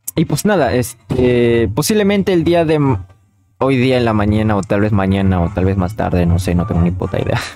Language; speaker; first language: Spanish; native; Spanish